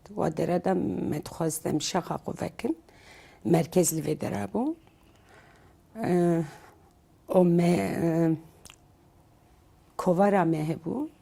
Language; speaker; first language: Kurdish; non-native, local second language; Turkish